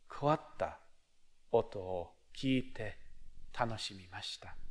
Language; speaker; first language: Japanese; non-native, fluent; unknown